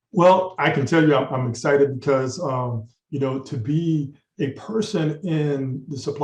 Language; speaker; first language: English; native; English